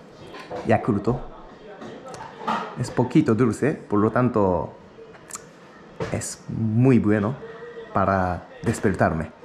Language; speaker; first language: Spanish; non-native, learner; Japanese